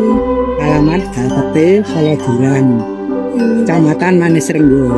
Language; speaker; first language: Indonesian; non-native, local second language; Javanese